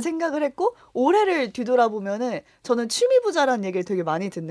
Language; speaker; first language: Korean; native; Korean